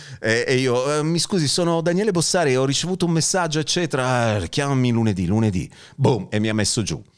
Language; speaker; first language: Italian; native; Italian